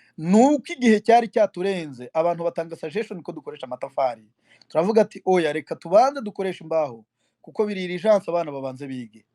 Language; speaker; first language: Kinyarwanda; native; Kinyarwanda